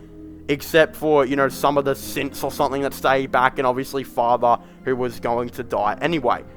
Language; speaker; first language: English; native; English